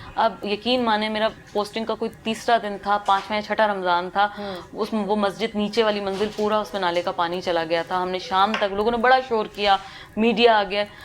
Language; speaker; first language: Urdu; native; Urdu